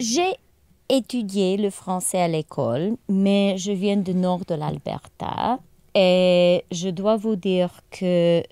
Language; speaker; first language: French; non-native, local second language; English